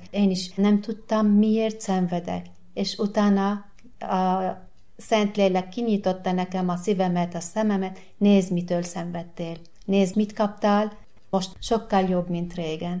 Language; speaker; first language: Hungarian; non-native, learner; Arabic